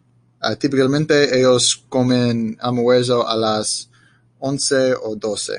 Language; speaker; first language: Spanish; non-native, learner; English